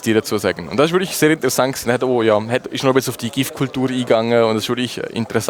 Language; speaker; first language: German; native; German